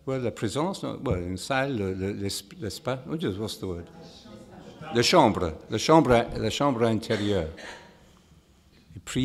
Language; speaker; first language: French; non-native, fluent; English